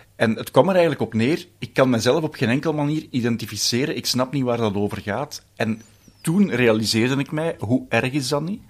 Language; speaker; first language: Dutch; native; Dutch